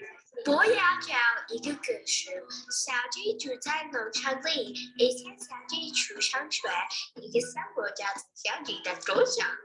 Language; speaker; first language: Chinese; non-native, learner; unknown